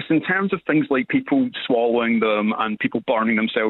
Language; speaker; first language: English; native; English